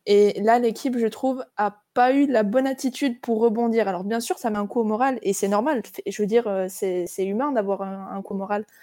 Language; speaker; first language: French; native; French